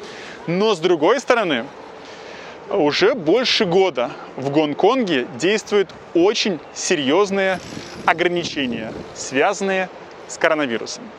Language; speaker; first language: Russian; native; Russian